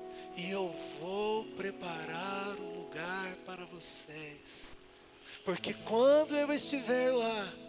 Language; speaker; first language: Portuguese; native; Portuguese